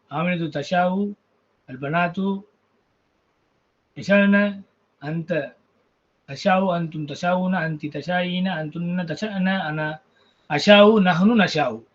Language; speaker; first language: Arabic; non-native, fluent; Tamil